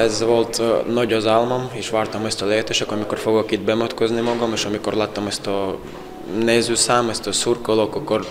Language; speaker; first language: Hungarian; non-native, learner; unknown